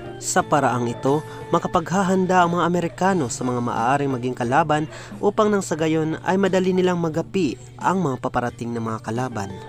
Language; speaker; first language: Filipino; non-native, local second language; Waray